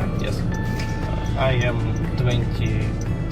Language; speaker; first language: English; non-native, learner; Russian